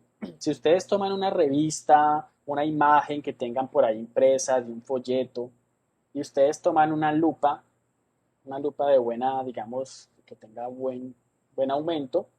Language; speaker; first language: Spanish; native; Spanish